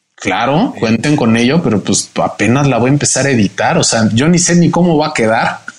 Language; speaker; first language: Spanish; native; Spanish